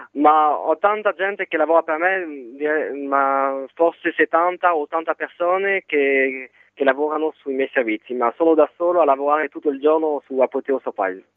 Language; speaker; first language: Italian; non-native, fluent; French